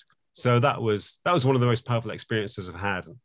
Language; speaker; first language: English; native; English